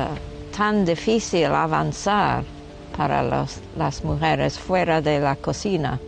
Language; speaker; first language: Spanish; non-native, local second language; English